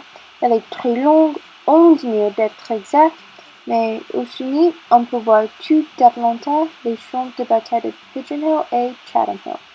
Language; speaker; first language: French; non-native, learner; English